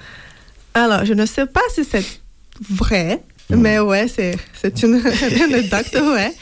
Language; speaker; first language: French; non-native, fluent; Portuguese